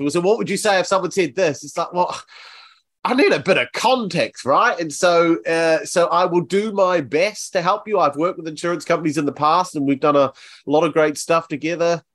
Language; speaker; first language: English; native; English